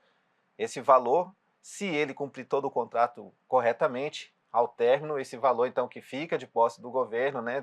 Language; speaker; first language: Portuguese; native; Portuguese